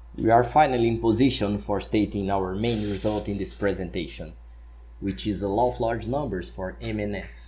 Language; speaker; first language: English; non-native, fluent; Portuguese